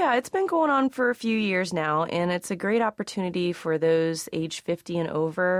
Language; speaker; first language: English; native; English